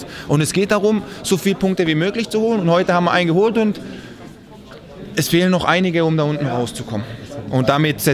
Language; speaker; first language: German; native; German